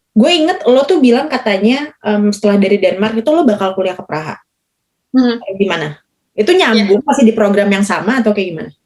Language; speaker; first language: Indonesian; native; Indonesian